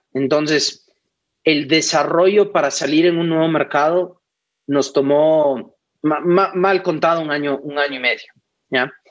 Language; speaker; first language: Spanish; native; Spanish